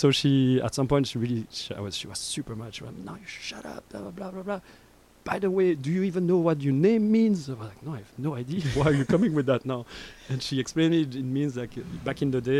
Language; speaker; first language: English; non-native, fluent; French